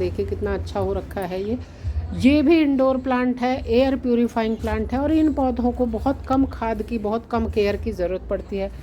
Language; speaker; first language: Hindi; native; Hindi